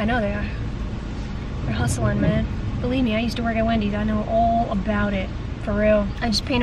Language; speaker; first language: English; native; English